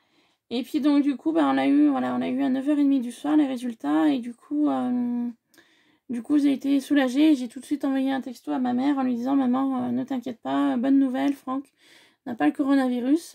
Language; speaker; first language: French; native; French